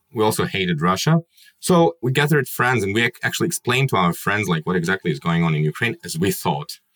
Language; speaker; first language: English; non-native, fluent; Kyrgyz